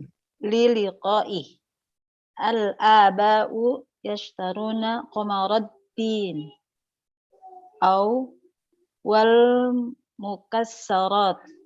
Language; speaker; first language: Arabic; non-native, learner; Indonesian